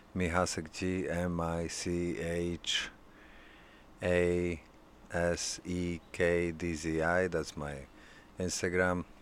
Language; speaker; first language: English; early bilingual, other home language; Polish